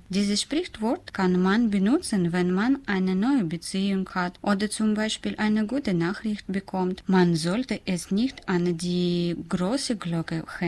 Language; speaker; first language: German; non-native, learner; Russian